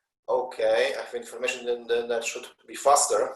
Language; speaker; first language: English; non-native, learner; Polish